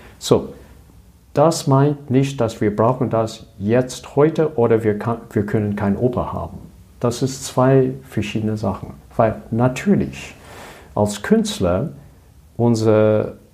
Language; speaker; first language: German; non-native, learner; English